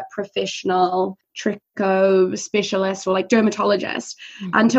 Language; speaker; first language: English; native; English